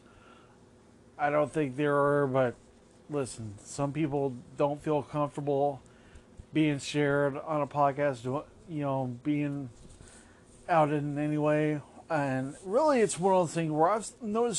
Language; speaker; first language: English; native; English